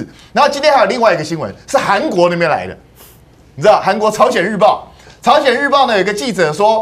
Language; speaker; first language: Chinese; native; Chinese